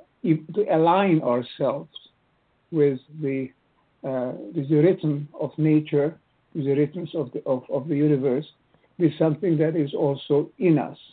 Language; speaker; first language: English; non-native, fluent; Hungarian